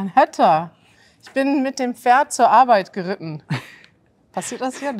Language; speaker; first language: German; native; German